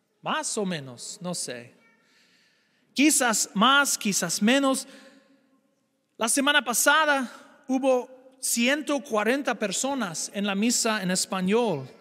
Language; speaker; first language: Spanish; non-native, fluent; English